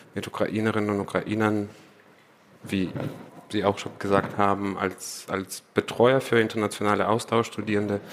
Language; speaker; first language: German; non-native, fluent; Ukrainian